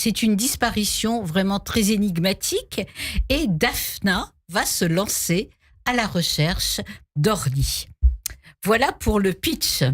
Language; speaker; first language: French; native; French